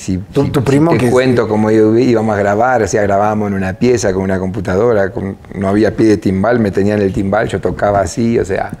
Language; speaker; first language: Spanish; native; Spanish